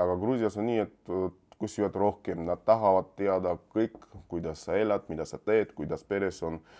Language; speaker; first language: Estonian; non-native, fluent; Georgian